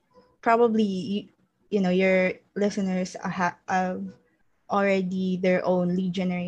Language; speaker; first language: English; non-native, local second language; Filipino